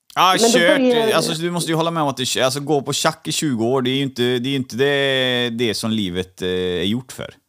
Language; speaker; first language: Swedish; native; Swedish